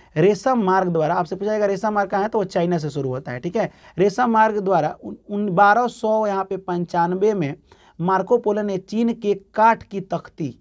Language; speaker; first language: Hindi; native; Hindi